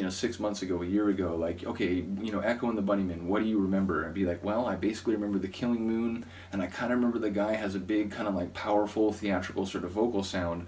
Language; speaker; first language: English; native; English